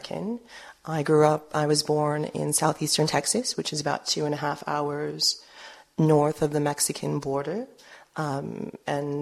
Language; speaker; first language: English; early bilingual, other home language; Spanish